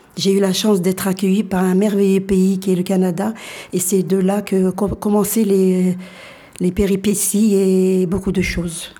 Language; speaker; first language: French; early bilingual, other home language; Arabic